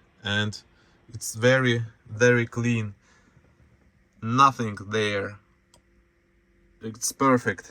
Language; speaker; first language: English; non-native, learner; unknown